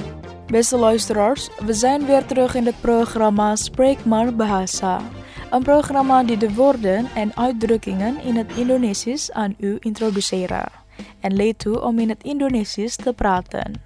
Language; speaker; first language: Dutch; non-native, fluent; Indonesian